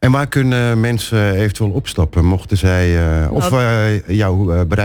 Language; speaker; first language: Dutch; native; Dutch